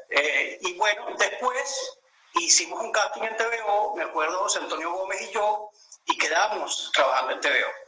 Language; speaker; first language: Spanish; native; Spanish